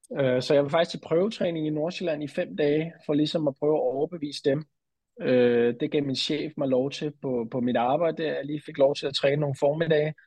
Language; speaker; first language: Danish; native; Danish